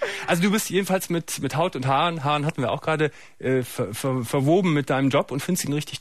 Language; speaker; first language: German; native; German